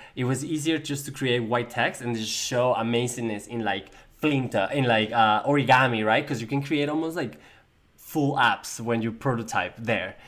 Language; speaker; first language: English; non-native, fluent; Spanish